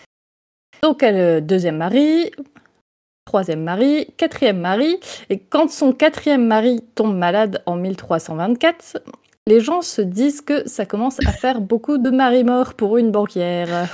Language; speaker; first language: French; native; French